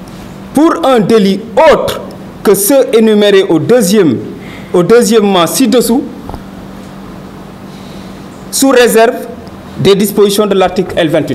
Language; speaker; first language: French; non-native, local second language; Wolof